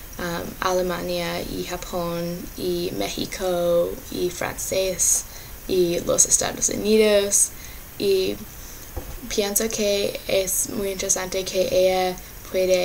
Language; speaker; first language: Spanish; non-native, learner; English